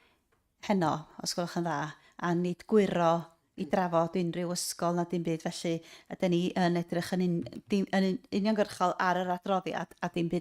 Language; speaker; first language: Welsh; native; Welsh